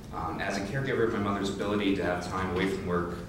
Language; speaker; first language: English; native; English